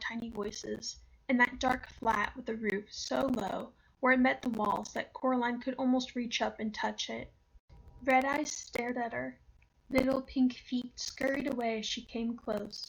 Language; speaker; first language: English; native; English